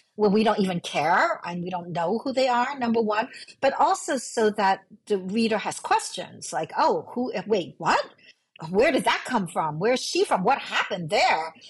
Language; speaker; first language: English; early bilingual, other home language; Cantonese